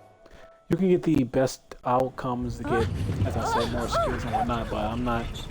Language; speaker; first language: English; native; English